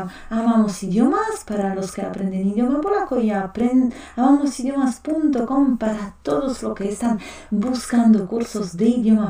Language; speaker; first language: Spanish; non-native, fluent; Polish